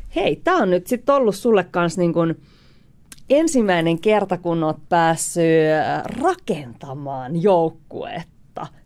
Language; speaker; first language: Finnish; native; Finnish